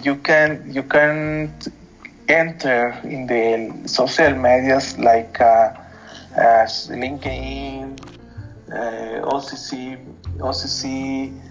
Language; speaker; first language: English; non-native, learner; Spanish